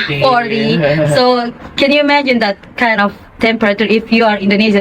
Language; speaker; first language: English; non-native, fluent; Indonesian